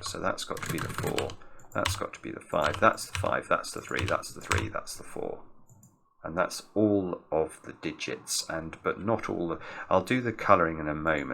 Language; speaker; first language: English; native; English